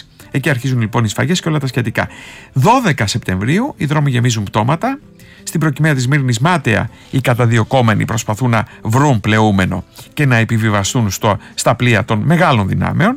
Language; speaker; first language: Greek; native; Greek